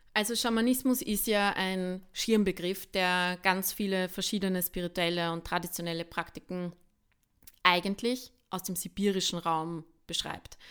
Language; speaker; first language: German; early bilingual, other home language; Bosnian